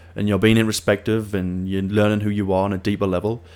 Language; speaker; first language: English; native; English